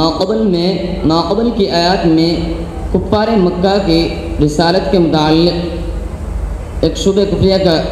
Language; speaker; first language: Urdu; non-native, local second language; Bangla